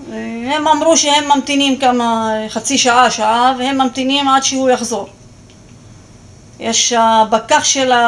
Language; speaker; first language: Hebrew; non-native, local second language; Arabic